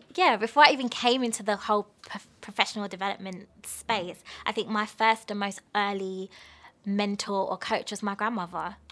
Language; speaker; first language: English; native; English